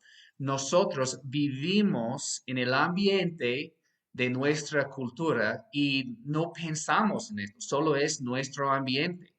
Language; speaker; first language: Spanish; non-native, fluent; English